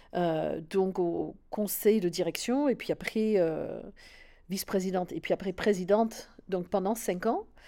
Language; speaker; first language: French; non-native, fluent; English